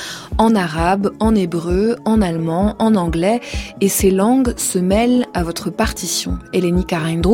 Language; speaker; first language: French; native; French